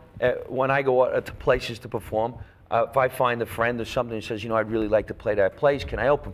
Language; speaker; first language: English; native; English